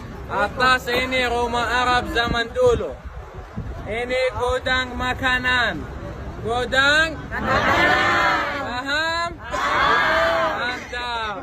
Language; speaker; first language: Indonesian; non-native, learner; Arabic